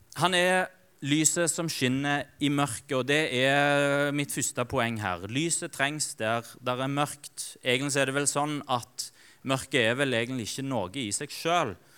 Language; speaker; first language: Norwegian; native; Norwegian